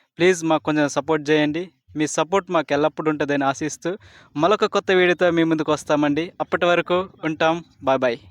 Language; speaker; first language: Telugu; non-native, local second language; Koya